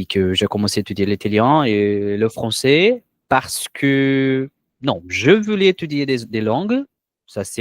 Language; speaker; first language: French; non-native, learner; Portuguese